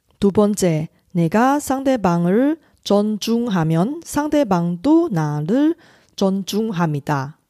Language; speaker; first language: Korean; non-native, fluent; Chinese